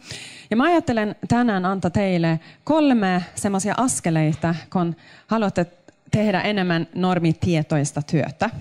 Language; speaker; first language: Finnish; non-native, local second language; Swedish